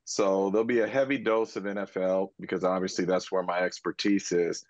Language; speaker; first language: English; native; English